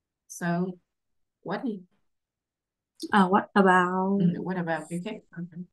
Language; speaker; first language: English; non-native, fluent; Vietnamese